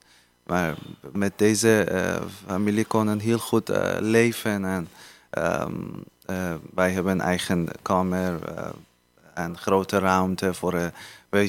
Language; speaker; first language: Dutch; non-native, learner; Persian